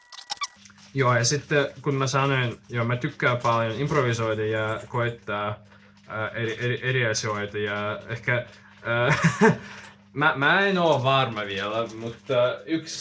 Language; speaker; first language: Finnish; non-native, fluent; Russian